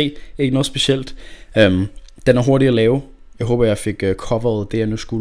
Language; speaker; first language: Danish; native; Danish